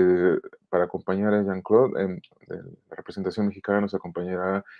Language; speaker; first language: Spanish; native; Spanish